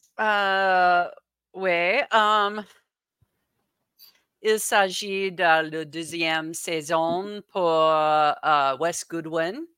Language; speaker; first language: French; non-native, learner; English